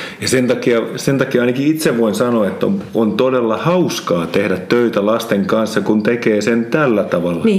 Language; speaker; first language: Finnish; non-native, fluent; Spanish